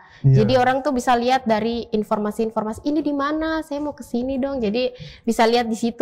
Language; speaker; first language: Indonesian; native; Indonesian